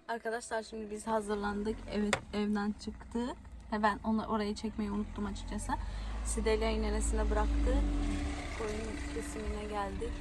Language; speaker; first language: Turkish; native; Turkish